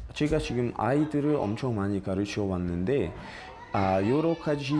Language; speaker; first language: Korean; non-native, fluent; Slovak